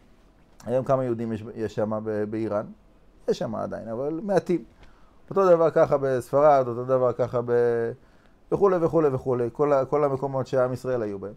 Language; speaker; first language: Hebrew; non-native, fluent; English